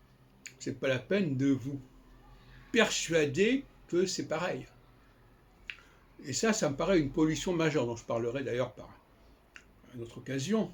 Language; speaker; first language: French; native; French